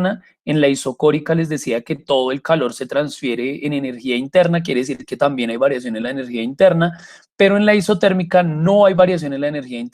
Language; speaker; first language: Spanish; native; Spanish